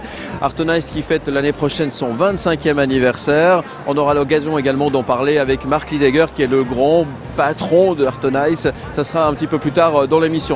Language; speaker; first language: French; native; French